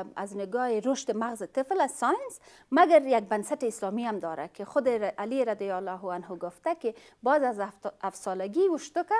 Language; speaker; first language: Persian; non-native, fluent; Pashto